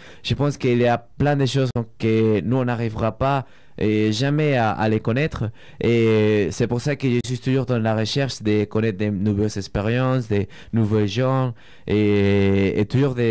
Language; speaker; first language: French; non-native, fluent; Spanish